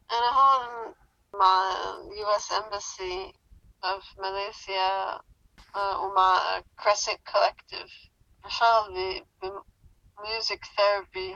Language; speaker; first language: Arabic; early bilingual, heritage; English